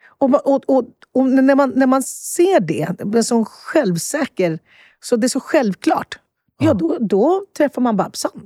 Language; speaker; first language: Swedish; early bilingual, other home language; Spanish